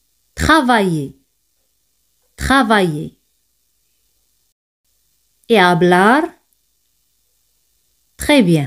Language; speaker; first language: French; non-native, fluent; Spanish